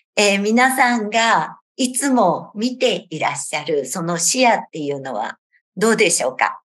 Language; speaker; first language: Japanese; native; Japanese